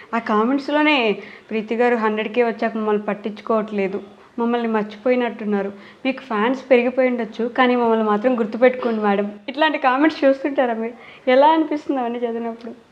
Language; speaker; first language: Telugu; native; Telugu